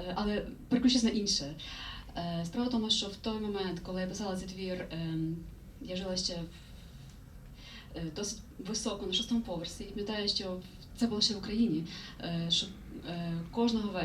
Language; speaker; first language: Ukrainian; native; Ukrainian